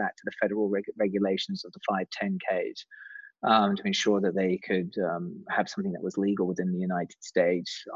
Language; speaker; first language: English; native; English